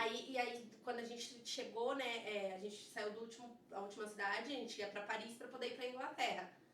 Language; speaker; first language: Portuguese; early bilingual, heritage; Portuguese